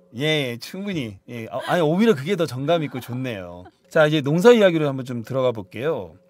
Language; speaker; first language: Korean; native; Korean